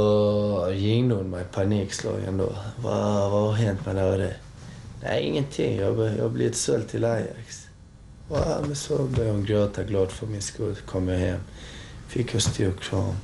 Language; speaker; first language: Swedish; early bilingual, other home language; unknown